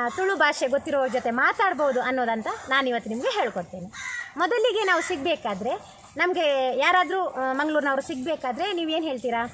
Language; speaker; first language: Kannada; non-native, local second language; Tulu